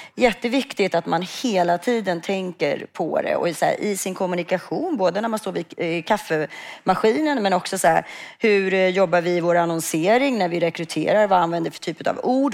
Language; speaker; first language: Swedish; native; Swedish